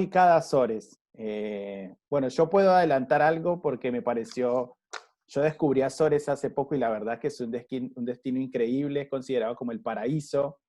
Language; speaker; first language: Spanish; native; Spanish